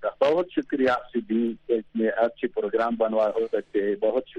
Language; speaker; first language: Hindi; non-native, fluent; Pashto